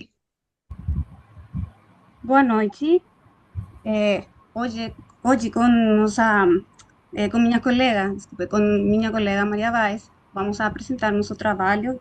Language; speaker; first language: Portuguese; non-native, fluent; Spanish